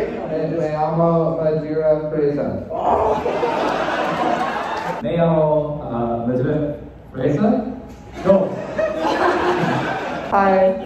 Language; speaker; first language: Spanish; non-native, learner; English